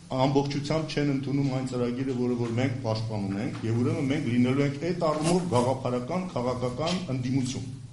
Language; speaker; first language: Armenian; native; Armenian